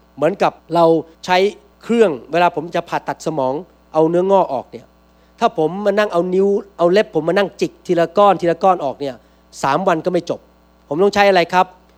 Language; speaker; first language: Thai; native; Thai